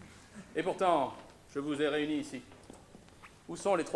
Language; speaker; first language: French; native; French